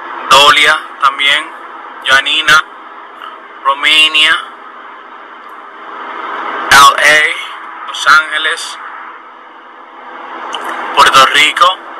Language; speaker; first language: Spanish; native; Spanish